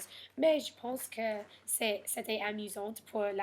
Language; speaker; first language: French; non-native, learner; English